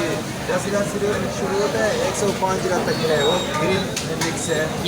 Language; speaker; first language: Hindi; non-native, learner; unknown